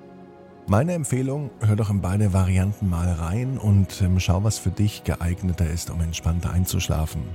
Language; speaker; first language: German; native; German